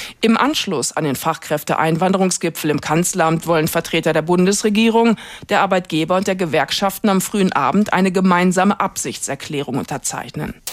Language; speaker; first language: German; native; German